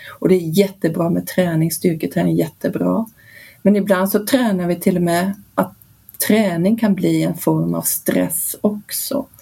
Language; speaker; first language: Swedish; early bilingual, heritage; Swedish